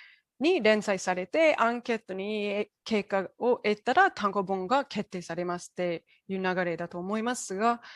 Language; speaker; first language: Japanese; non-native, fluent; English